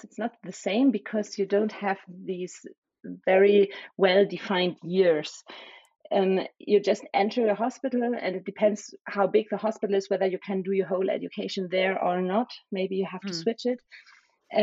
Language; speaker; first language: English; non-native, fluent; German